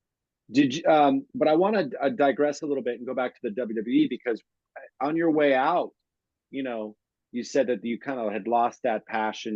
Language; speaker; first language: English; native; English